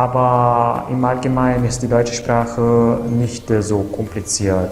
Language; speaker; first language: German; non-native, fluent; Italian